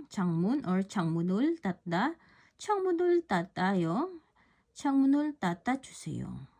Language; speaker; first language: Korean; non-native, learner; Filipino